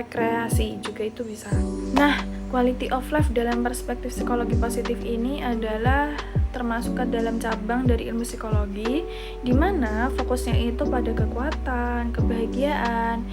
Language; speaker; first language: Indonesian; native; Indonesian